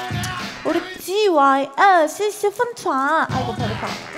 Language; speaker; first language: Chinese; non-native, learner; Korean